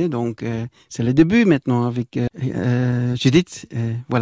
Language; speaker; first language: French; non-native, local second language; Dutch